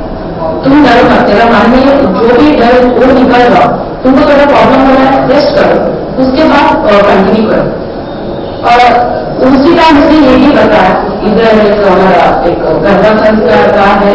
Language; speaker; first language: Hindi; non-native, local second language; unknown